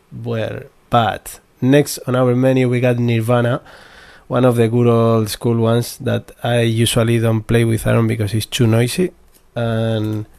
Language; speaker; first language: English; non-native, fluent; Spanish